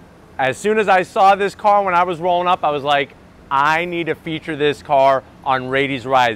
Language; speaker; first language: English; native; English